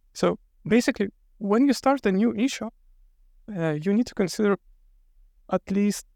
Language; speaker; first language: English; non-native, fluent; Lithuanian